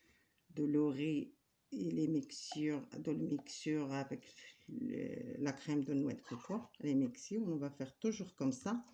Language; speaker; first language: French; non-native, learner; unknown